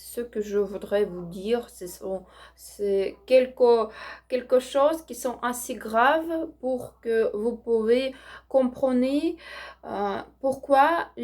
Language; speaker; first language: French; non-native, learner; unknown